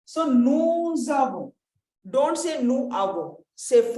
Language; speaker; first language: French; non-native, fluent; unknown